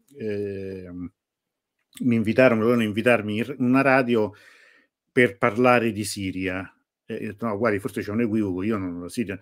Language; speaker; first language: Italian; native; Italian